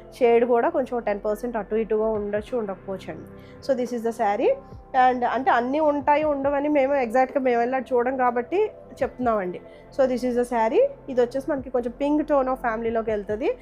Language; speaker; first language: Telugu; native; Telugu